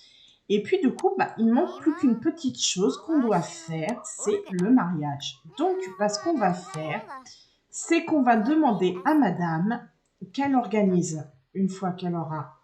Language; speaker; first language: French; native; French